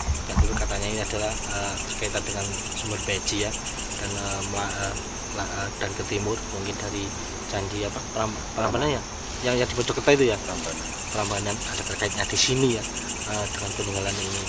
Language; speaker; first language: Indonesian; non-native, local second language; Javanese